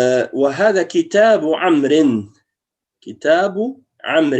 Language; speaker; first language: Arabic; non-native, fluent; French